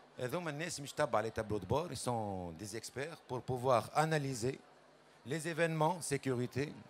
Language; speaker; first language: French; non-native, local second language; Arabic